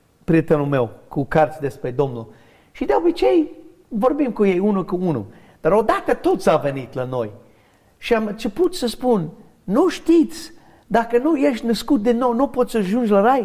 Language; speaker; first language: Romanian; non-native, learner; English